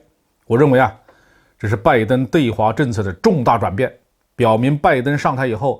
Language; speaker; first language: Chinese; native; Chinese